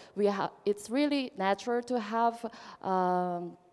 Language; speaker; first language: English; non-native, fluent; Korean